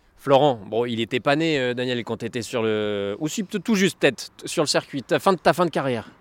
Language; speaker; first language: French; native; French